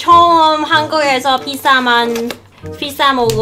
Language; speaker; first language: Korean; non-native, learner; Cantonese